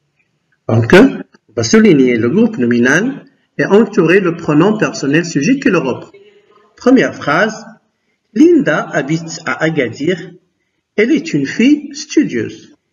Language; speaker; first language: French; non-native, local second language; Arabic